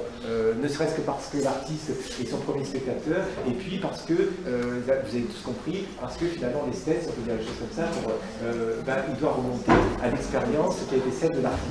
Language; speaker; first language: French; native; French